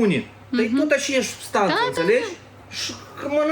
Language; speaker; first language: Romanian; native; Romanian